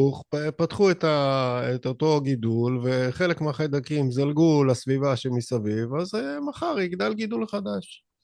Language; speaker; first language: Hebrew; native; Hebrew